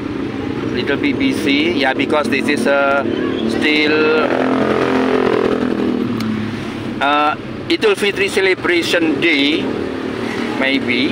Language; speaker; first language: English; non-native, learner; Indonesian